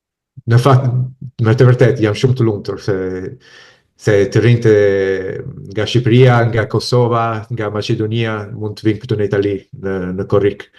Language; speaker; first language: Albanian; non-native, fluent; Italian